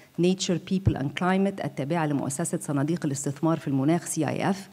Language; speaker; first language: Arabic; native; Arabic